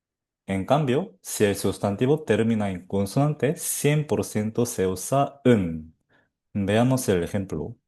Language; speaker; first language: Spanish; non-native, fluent; Korean